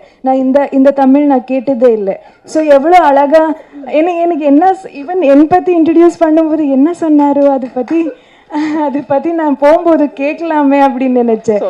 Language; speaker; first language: Tamil; non-native, learner; Kannada